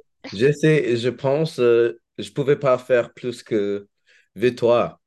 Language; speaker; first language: French; non-native, learner; English